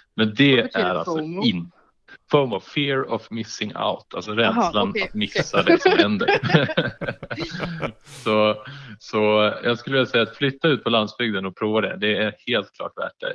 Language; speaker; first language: Swedish; native; Swedish